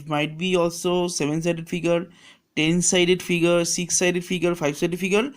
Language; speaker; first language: English; non-native, local second language; Bangla